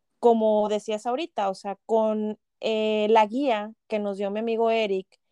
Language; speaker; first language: Spanish; native; Spanish